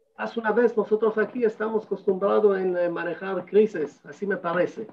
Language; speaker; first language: Spanish; non-native, fluent; Hebrew